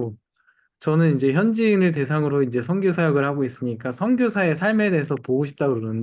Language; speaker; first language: Korean; native; Korean